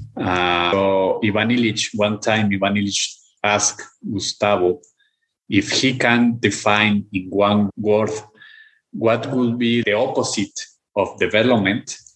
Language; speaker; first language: English; non-native, fluent; Spanish